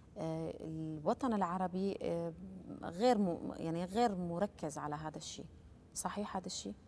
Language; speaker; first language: Arabic; native; Arabic